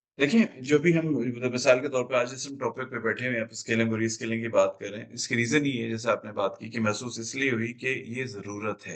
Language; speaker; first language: Urdu; native; Urdu